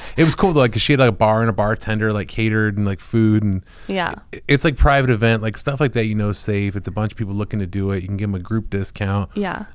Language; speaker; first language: English; native; English